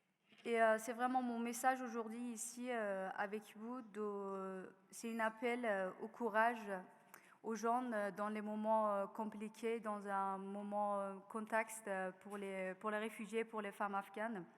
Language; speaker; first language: French; non-native, learner; Persian